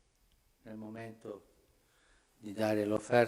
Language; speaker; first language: Italian; non-native, fluent; Spanish